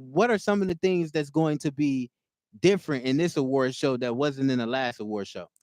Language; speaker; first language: English; native; English